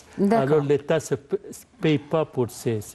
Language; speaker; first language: French; non-native, fluent; Arabic